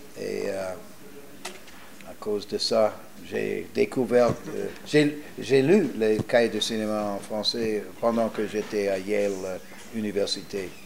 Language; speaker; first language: French; non-native, fluent; English